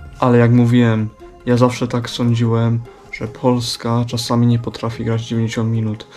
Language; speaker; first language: Polish; early bilingual, heritage; Polish